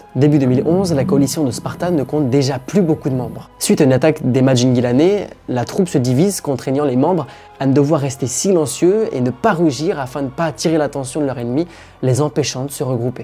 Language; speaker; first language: French; native; French